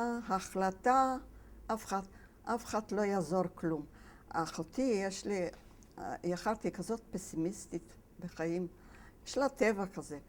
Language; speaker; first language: Hebrew; non-native, fluent; Polish